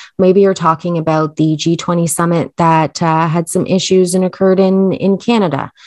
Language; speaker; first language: English; native; English